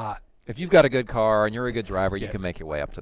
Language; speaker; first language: English; native; English